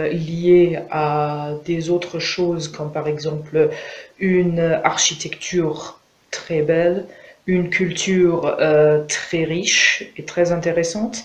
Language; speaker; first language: French; non-native, fluent; Croatian